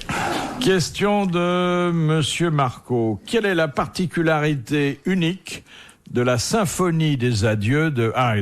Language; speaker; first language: French; native; French